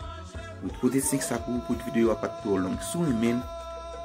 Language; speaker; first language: French; non-native, learner; Haitian Creole